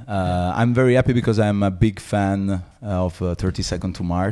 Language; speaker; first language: English; non-native, learner; Italian